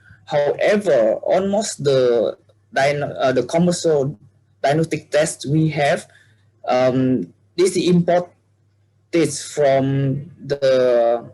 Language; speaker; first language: English; non-native, learner; Vietnamese